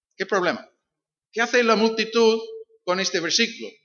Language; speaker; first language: Spanish; non-native, fluent; English